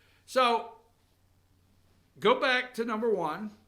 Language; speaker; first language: English; native; English